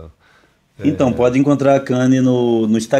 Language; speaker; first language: Portuguese; native; Portuguese